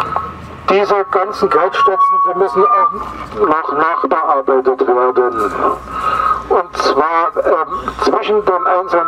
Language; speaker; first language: German; native; German